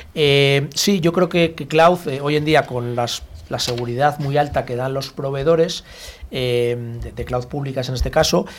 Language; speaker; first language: Spanish; native; Spanish